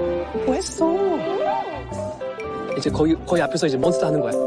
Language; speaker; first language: Korean; non-native, fluent; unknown